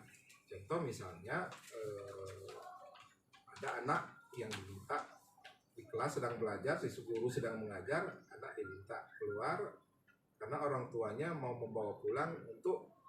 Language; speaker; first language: Indonesian; native; Indonesian